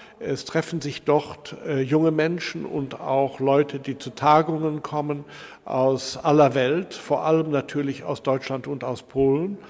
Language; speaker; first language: German; native; German